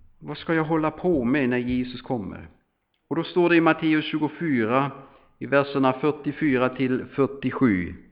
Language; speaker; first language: Swedish; non-native, fluent; German